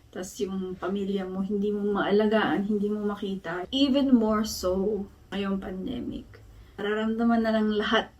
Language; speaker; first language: Filipino; native; Filipino